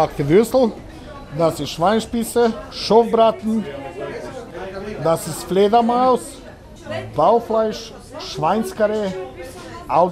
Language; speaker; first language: German; non-native, learner; Serbian